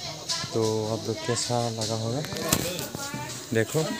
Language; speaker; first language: Hindi; non-native, local second language; Kok Borok